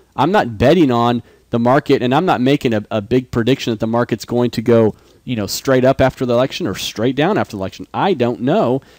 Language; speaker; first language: English; native; English